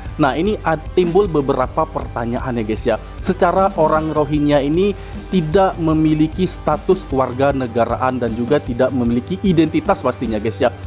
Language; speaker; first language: Indonesian; native; Indonesian